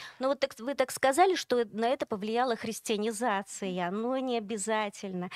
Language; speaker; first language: Russian; native; Russian